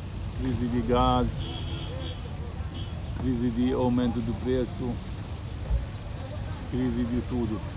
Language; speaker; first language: Portuguese; non-native, local second language; Arabic